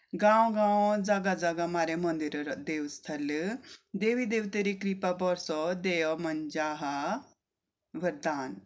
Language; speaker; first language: Hindi; native; Hindi